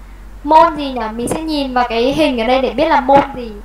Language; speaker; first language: Vietnamese; native; Vietnamese